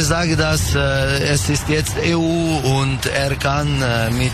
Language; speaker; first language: German; non-native, learner; Slovenian